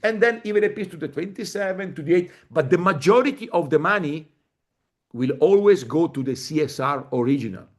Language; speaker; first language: English; non-native, fluent; Italian